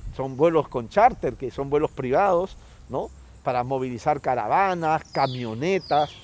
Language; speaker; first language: Spanish; non-native, local second language; Quechua